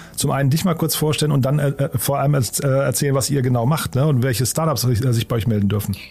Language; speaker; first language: German; native; German